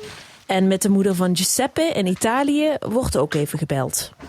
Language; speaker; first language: Dutch; native; Dutch